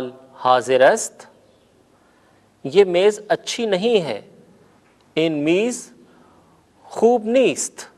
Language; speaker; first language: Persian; non-native, fluent; Urdu